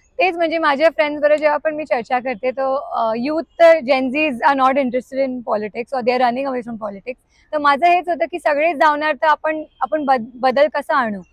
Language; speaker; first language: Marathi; non-native, local second language; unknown